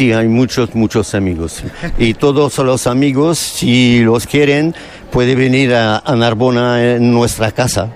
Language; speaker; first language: Spanish; non-native, learner; French